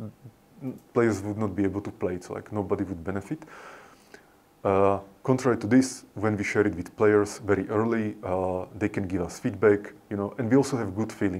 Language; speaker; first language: English; non-native, fluent; Slovak